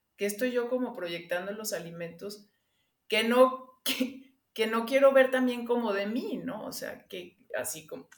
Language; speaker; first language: Spanish; non-native, local second language; English